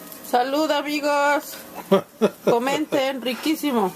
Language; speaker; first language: Spanish; native; Spanish